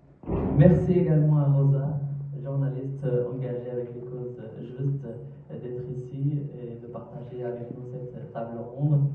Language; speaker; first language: French; native; French